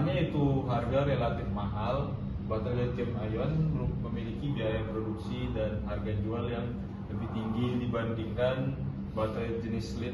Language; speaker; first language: Indonesian; native; Indonesian